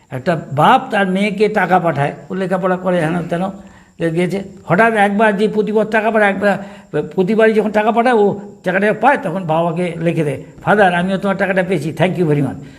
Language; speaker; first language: Bangla; native; Bangla